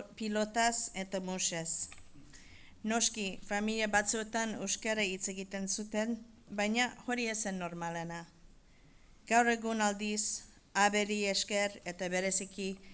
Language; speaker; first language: Basque; non-native, fluent; English